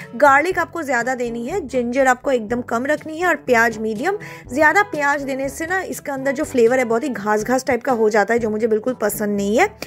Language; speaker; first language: Hindi; non-native, local second language; Bangla